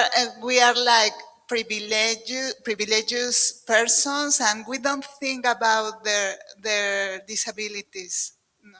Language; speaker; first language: English; non-native, learner; Spanish